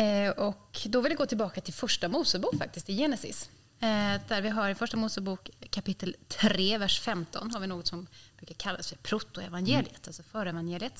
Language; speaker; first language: Swedish; native; Swedish